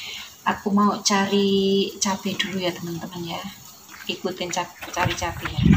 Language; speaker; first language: Indonesian; non-native, local second language; Javanese